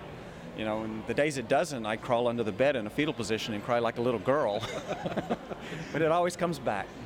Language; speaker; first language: English; native; English